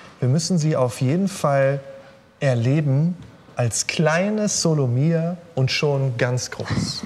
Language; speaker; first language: German; native; German